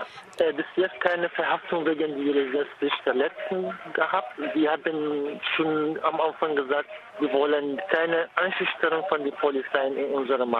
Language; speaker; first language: German; non-native, fluent; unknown